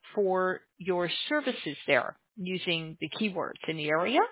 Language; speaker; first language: English; native; English